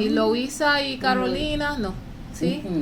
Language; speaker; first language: Spanish; early bilingual, heritage; English